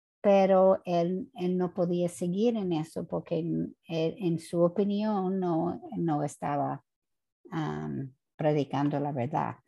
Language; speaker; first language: Spanish; non-native, fluent; English